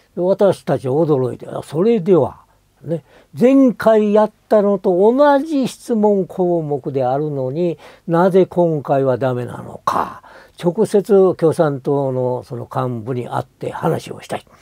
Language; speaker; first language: Japanese; native; Japanese